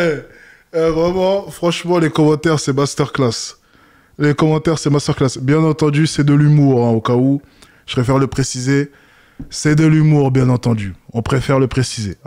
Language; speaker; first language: French; native; French